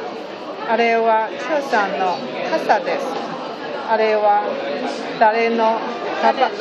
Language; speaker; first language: Japanese; non-native, learner; Chinese